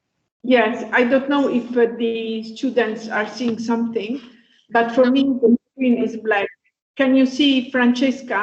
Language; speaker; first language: English; non-native, fluent; Italian